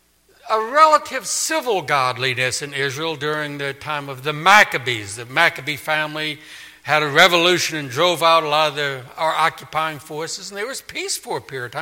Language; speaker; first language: English; native; English